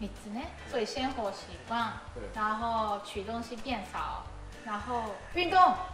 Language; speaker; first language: Chinese; non-native, learner; Japanese